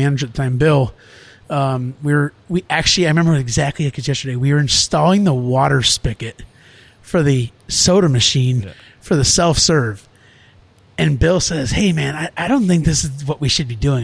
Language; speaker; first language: English; native; English